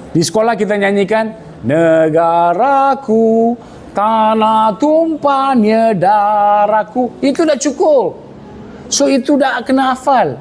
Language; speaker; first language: Malay; non-native, local second language; Tamil